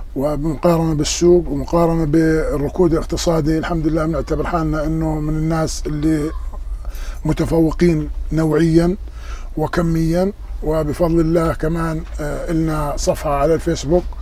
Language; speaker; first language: Arabic; native; Arabic